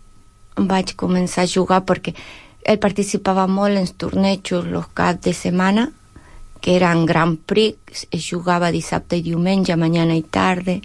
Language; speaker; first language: Catalan; non-native, learner; Spanish